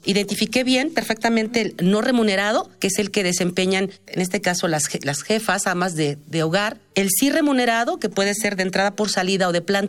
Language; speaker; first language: Spanish; native; Spanish